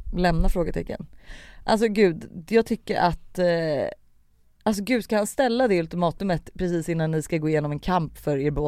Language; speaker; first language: Swedish; native; Swedish